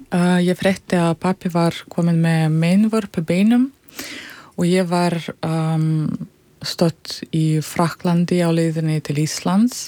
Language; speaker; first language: Icelandic; non-native, fluent; Russian